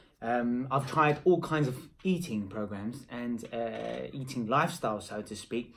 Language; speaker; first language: English; native; English